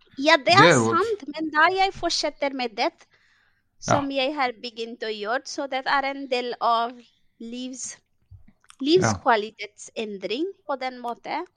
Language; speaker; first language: Norwegian; non-native, fluent; Bangla